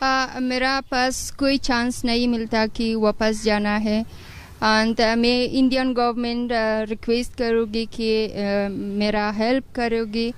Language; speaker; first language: Hindi; non-native, learner; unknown